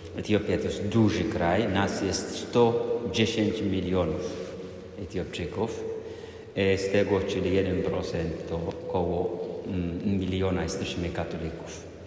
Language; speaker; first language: Polish; non-native, fluent; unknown